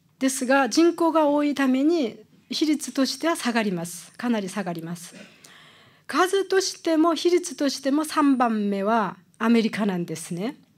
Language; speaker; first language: Japanese; non-native, fluent; Korean